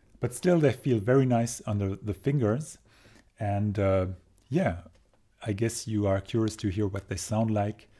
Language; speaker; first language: English; non-native, fluent; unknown